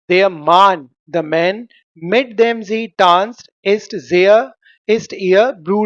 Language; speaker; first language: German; non-native, fluent; Hindi